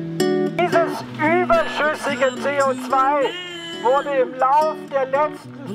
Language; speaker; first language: German; native; German